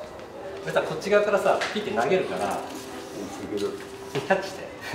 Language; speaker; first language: Japanese; native; Japanese